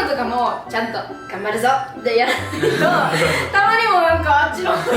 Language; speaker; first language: Japanese; native; Japanese